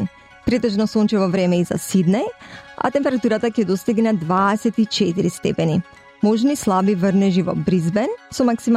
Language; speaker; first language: Macedonian; native; Macedonian